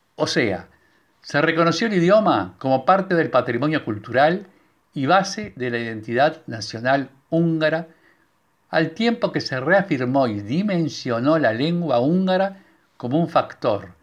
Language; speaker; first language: Spanish; non-native, local second language; Hungarian